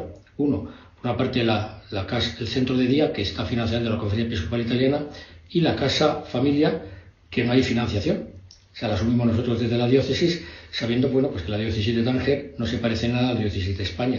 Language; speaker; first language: Spanish; native; Spanish